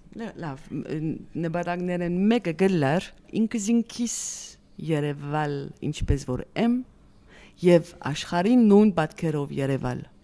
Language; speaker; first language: Armenian; early bilingual, heritage; Armenian